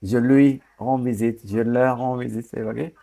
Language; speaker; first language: French; non-native, fluent; Sinhala